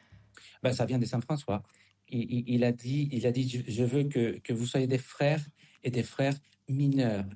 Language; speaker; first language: French; non-native, fluent; Spanish